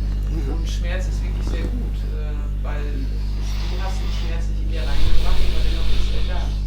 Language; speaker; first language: German; native; German